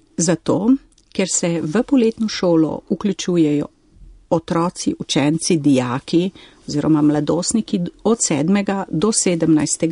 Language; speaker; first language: Slovenian; native; Slovenian